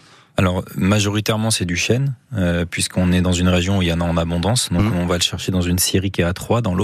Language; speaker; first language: French; native; French